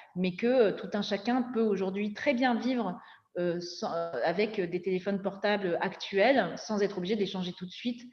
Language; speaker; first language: French; native; French